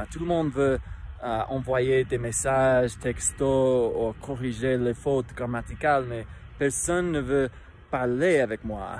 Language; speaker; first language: French; non-native, fluent; English